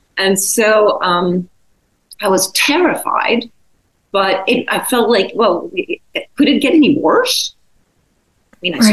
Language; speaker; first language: English; non-native, fluent; Czech